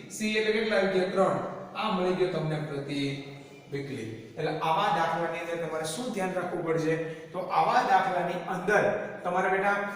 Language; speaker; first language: Gujarati; non-native, local second language; Rathawi